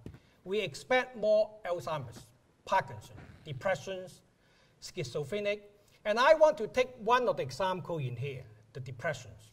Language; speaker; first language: English; non-native, local second language; Cantonese